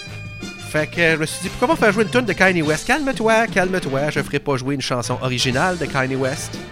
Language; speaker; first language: French; native; French